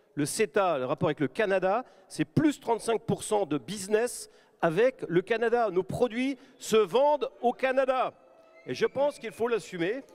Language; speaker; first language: French; native; French